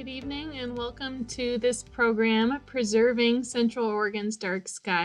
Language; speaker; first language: English; native; English